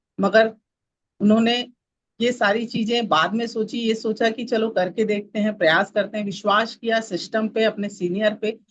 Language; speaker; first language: Hindi; native; Hindi